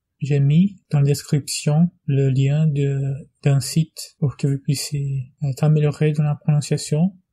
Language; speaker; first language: French; non-native, fluent; Portuguese